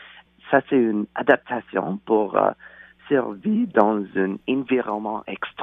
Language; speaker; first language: French; non-native, learner; English